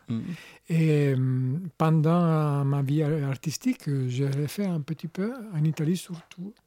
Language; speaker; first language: French; non-native, learner; Italian